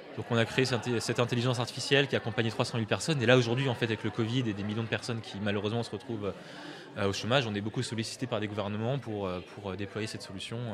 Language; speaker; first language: French; native; French